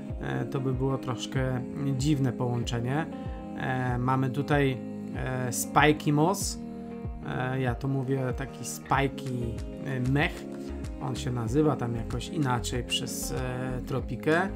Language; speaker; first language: Polish; native; Polish